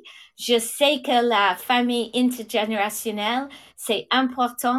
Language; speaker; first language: French; non-native, fluent; English